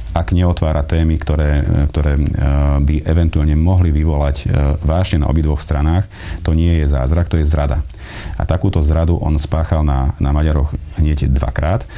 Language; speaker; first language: Slovak; non-native, local second language; Hungarian